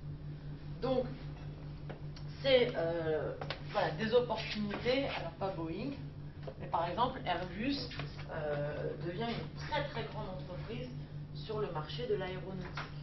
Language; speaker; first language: French; native; French